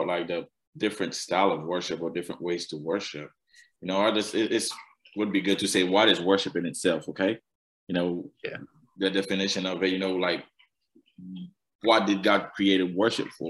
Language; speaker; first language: English; non-native, fluent; Haitian Creole